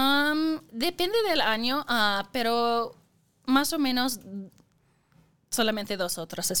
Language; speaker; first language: Spanish; non-native, fluent; English